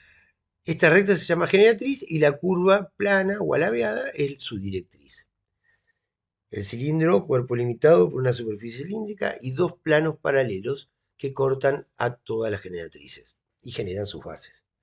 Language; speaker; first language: Spanish; native; Spanish